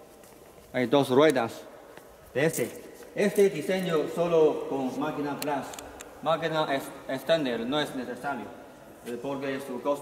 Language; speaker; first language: Spanish; non-native, learner; Chinese